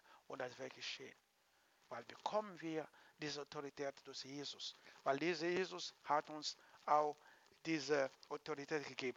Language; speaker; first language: German; non-native, learner; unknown